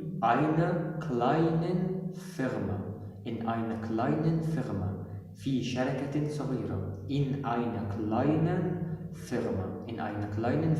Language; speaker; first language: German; non-native, fluent; Arabic